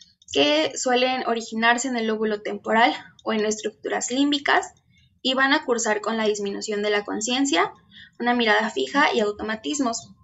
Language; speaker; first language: Spanish; native; Spanish